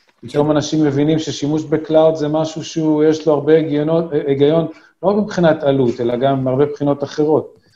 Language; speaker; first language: Hebrew; native; Hebrew